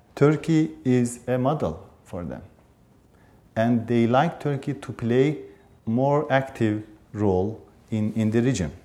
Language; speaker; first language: English; non-native, fluent; Turkish